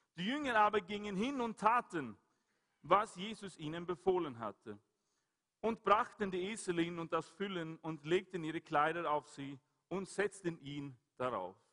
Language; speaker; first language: German; non-native, fluent; Swedish